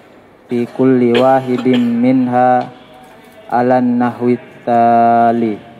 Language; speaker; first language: Arabic; non-native, learner; Indonesian